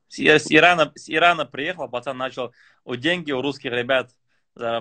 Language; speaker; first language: Russian; native; Russian